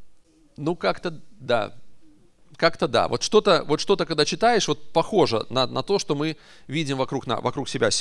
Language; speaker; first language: Russian; native; Russian